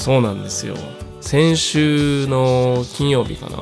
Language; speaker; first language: Japanese; native; Japanese